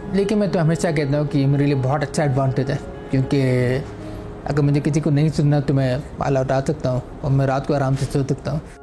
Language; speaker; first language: Urdu; native; Urdu